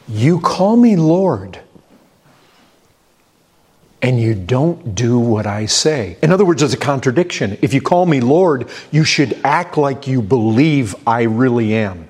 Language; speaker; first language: English; native; English